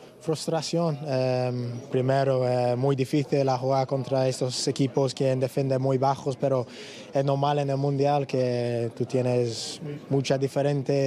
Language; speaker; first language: Spanish; non-native, learner; English